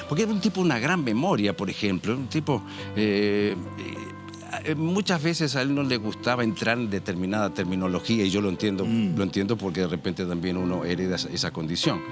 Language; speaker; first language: Spanish; native; Spanish